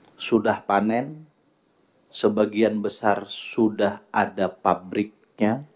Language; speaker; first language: Indonesian; native; Indonesian